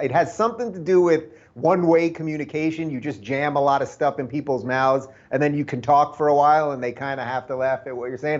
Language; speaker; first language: English; native; English